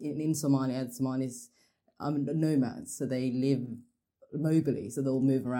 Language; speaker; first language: English; non-native, fluent; Norwegian